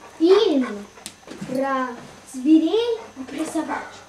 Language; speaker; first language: Russian; early bilingual, heritage; Russian